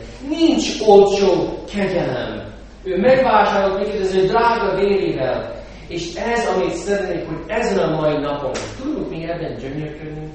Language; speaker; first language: Hungarian; non-native, fluent; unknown